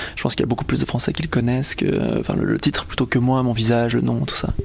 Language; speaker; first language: French; native; French